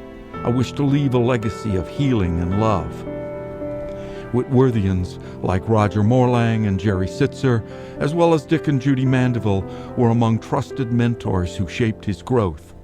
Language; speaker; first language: English; native; English